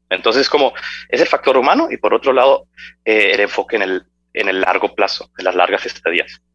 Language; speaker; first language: Spanish; early bilingual, heritage; Spanish